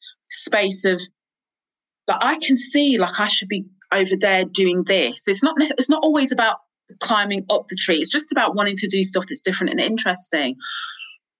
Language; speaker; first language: English; native; English